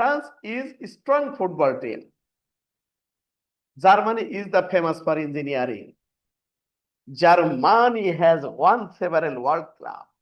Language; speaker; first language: English; non-native, fluent; Bangla